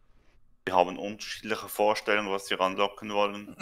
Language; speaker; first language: German; native; German